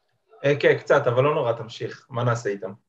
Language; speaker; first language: Hebrew; native; Hebrew